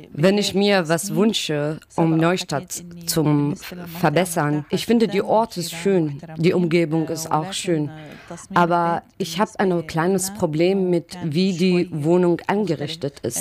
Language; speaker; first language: German; non-native, learner; Arabic